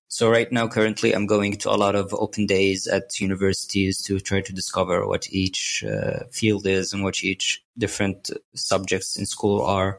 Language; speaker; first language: English; non-native, fluent; Arabic